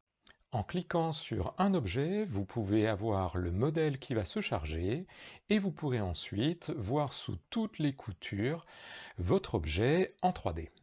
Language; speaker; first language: French; native; French